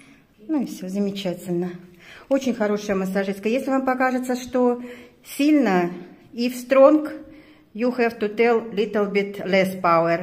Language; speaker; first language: Russian; native; Russian